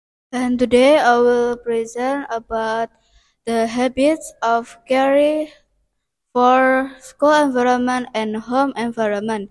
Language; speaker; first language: English; non-native, learner; Indonesian